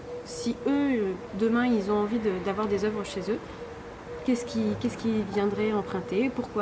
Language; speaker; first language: French; native; French